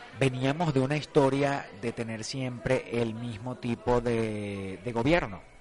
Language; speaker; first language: Spanish; native; Spanish